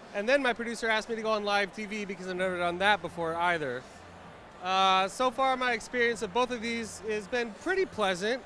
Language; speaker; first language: English; native; English